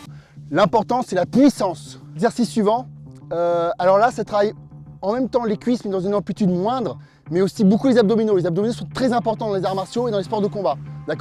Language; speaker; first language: French; native; French